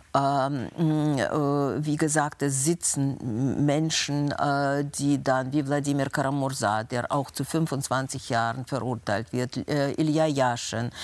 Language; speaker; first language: German; non-native, fluent; Russian